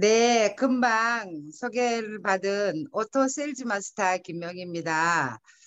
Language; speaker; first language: Korean; native; Korean